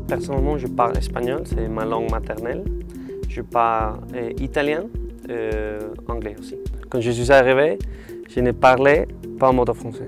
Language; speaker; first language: French; non-native, learner; Spanish